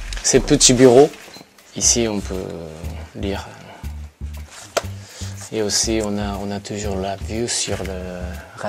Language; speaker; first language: French; non-native, learner; Japanese